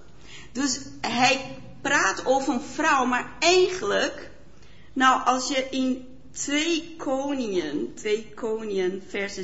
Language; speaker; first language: Dutch; non-native, fluent; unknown